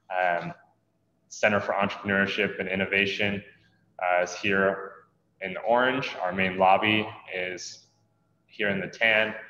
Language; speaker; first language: English; native; English